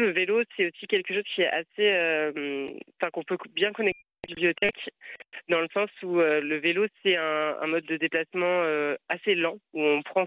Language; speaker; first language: French; native; French